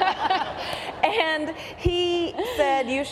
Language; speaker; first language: English; native; English